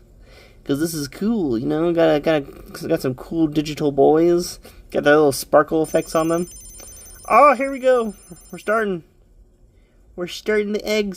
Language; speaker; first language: English; native; English